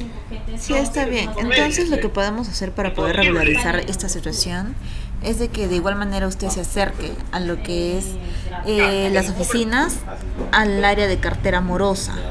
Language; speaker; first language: Spanish; native; Spanish